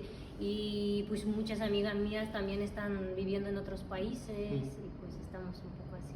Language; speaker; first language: Spanish; non-native, fluent; Russian